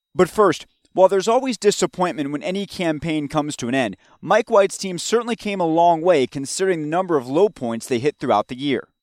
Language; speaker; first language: English; native; English